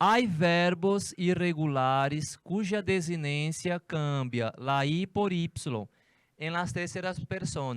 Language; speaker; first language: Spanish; non-native, fluent; Portuguese